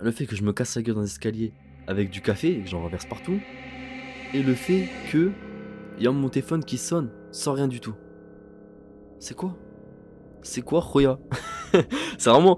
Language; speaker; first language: French; native; French